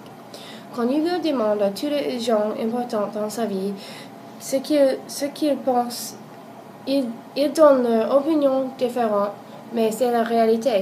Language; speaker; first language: French; non-native, learner; English